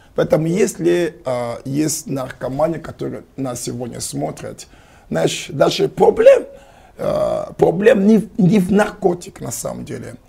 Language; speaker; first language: Russian; non-native, fluent; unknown